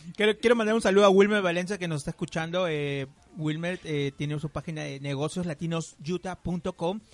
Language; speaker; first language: Spanish; native; Spanish